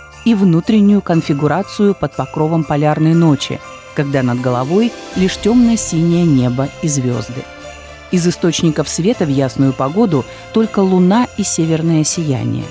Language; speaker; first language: Russian; native; Russian